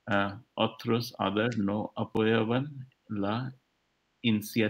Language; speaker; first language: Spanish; non-native, learner; English